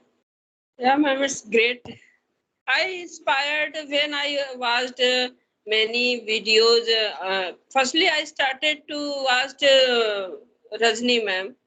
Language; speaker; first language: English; non-native, learner; Hindi